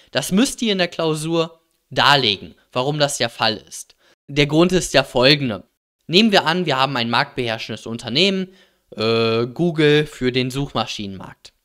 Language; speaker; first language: German; native; German